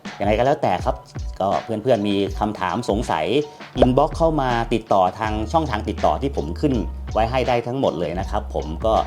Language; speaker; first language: Thai; native; Thai